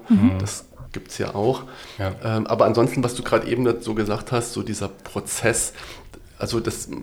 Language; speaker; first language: German; native; German